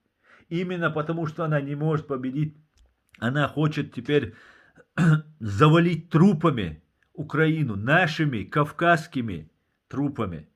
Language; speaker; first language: Russian; non-native, local second language; Chechen